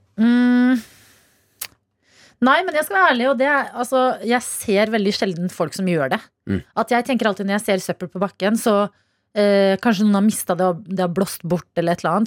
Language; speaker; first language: Norwegian; native; Norwegian